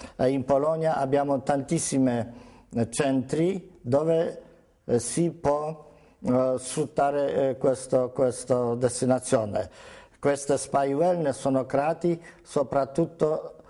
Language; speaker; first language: Italian; non-native, fluent; Polish